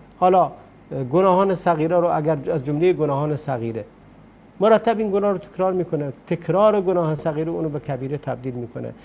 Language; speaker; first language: Persian; native; Persian